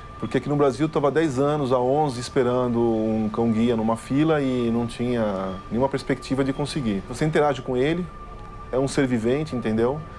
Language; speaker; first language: Portuguese; native; Portuguese